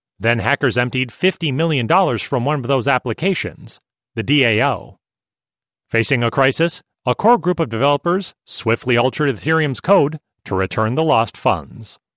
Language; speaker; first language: English; native; English